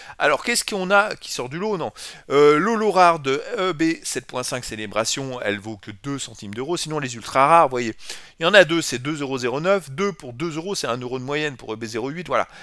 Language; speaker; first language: French; native; French